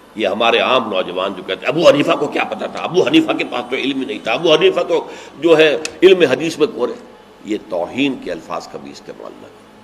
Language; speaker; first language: Urdu; native; Urdu